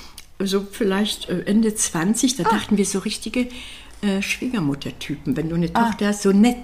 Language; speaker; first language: German; native; German